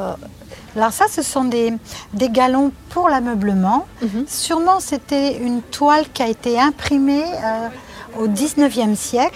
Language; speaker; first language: French; native; French